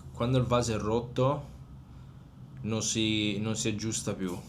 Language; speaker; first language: Italian; native; Italian